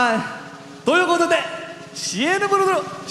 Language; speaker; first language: Japanese; non-native, fluent; Korean